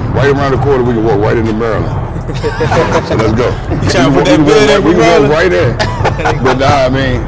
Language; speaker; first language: English; native; English